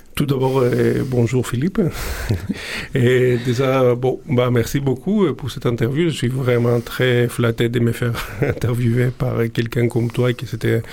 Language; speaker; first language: French; non-native, fluent; Greek